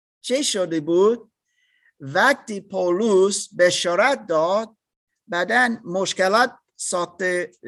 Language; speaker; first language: Persian; non-native, learner; English